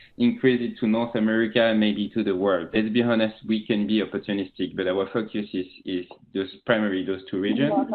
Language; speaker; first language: English; non-native, fluent; French